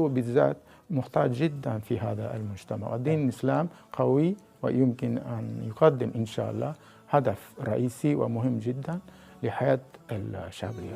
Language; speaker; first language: Arabic; non-native, fluent; Japanese